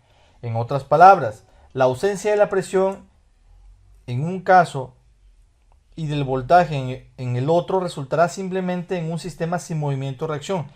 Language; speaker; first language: Spanish; native; Spanish